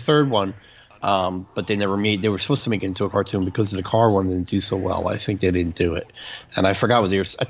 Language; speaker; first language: English; native; English